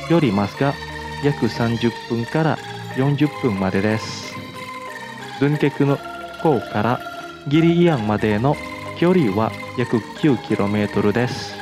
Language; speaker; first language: Japanese; non-native, fluent; Indonesian